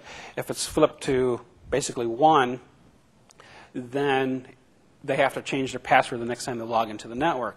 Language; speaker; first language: English; native; English